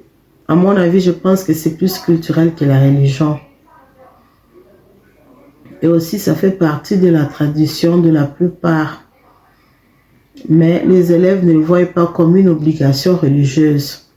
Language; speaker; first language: French; non-native, fluent; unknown